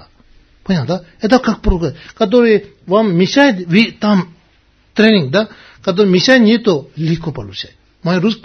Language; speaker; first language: Russian; non-native, learner; Tibetan